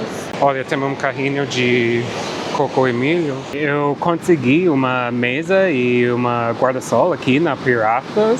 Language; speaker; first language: Portuguese; non-native, fluent; English